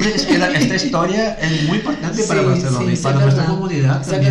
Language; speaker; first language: Spanish; non-native, fluent; Portuguese